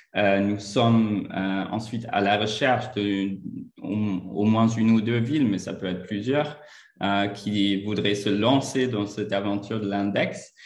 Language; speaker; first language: French; non-native, fluent; German